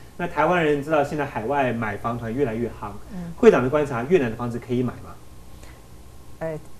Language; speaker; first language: Chinese; native; Chinese